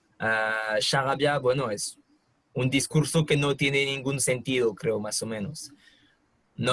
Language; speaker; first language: Spanish; non-native, fluent; French